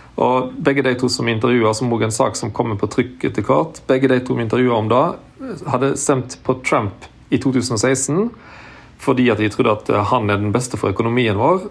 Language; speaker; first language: Norwegian; native; Norwegian